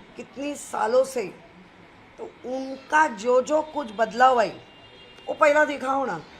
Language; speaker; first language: Hindi; non-native, local second language; Marathi